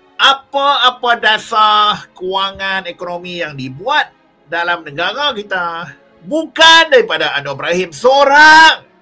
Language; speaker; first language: Malay; native; Malay